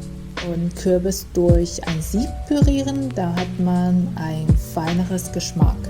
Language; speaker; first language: German; non-native, fluent; Chinese